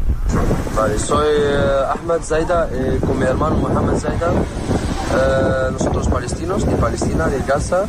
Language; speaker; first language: Spanish; non-native, learner; Arabic